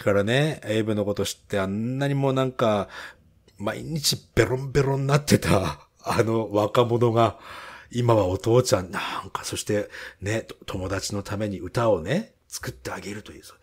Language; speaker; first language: Japanese; native; Japanese